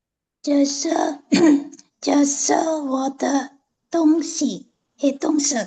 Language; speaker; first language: Chinese; non-native, learner; Indonesian